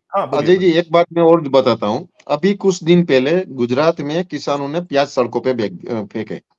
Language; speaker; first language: Hindi; non-native, local second language; Gujarati